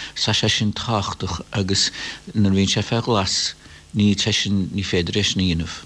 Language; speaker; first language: Irish; native; Irish